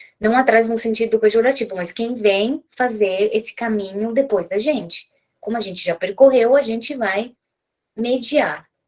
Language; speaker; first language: Portuguese; native; Portuguese